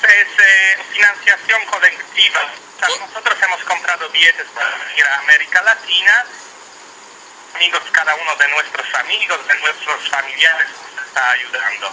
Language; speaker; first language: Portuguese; non-native, learner; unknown